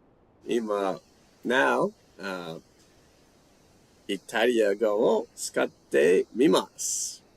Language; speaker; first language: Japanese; non-native, learner; English